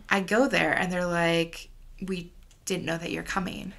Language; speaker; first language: English; native; English